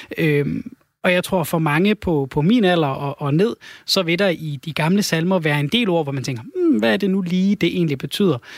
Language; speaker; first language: Danish; native; Danish